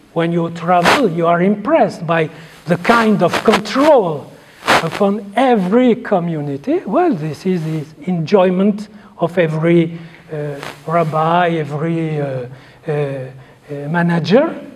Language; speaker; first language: English; non-native, fluent; Arabic